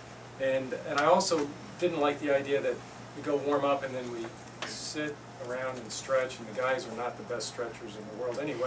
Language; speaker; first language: English; native; English